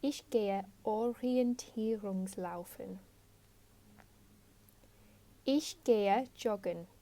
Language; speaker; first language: German; non-native, fluent; English